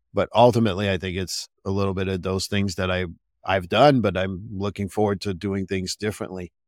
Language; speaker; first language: English; non-native, fluent; French